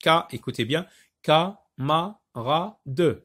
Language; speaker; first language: French; non-native, local second language; Arabic